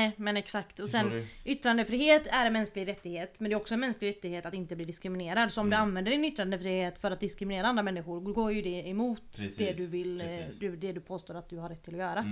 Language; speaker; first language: Swedish; native; Swedish